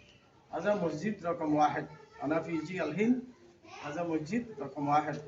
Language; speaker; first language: Arabic; non-native, learner; Bangla